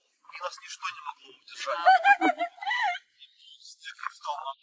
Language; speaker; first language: Russian; native; Russian